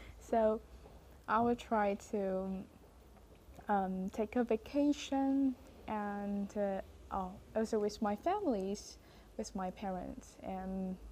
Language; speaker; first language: English; non-native, learner; Chinese